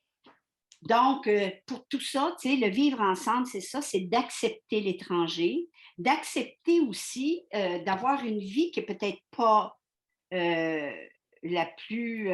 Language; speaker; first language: French; native; French